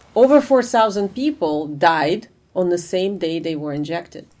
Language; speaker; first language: English; non-native, fluent; Ukrainian